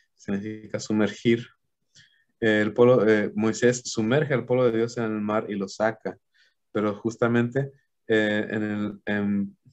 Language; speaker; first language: Spanish; native; Spanish